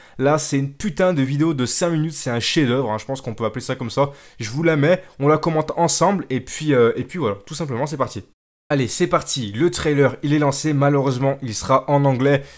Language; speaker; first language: French; native; French